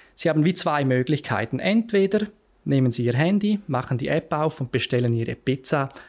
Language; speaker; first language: German; native; German